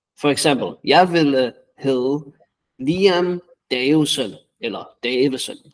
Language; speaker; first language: Danish; native; Danish